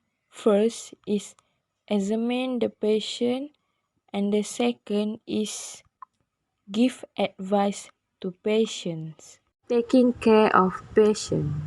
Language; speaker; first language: English; non-native, learner; Malay